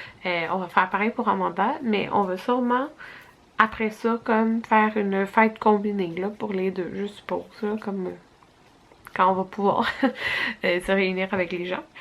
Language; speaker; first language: French; native; French